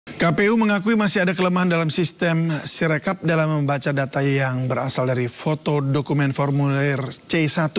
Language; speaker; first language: Indonesian; native; Indonesian